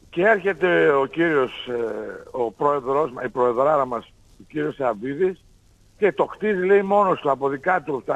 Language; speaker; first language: Greek; native; Greek